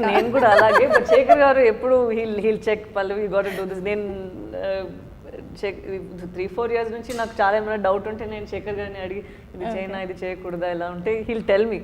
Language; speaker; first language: Telugu; non-native, fluent; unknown